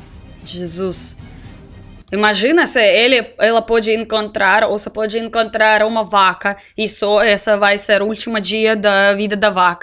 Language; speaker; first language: Portuguese; non-native, learner; Russian